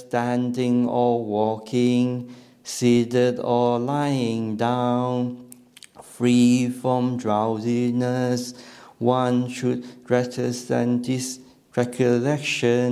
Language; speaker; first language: English; non-native, local second language; Chinese